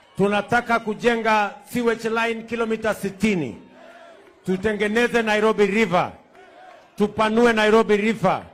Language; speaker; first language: Swahili; non-native, local second language; Kalenjin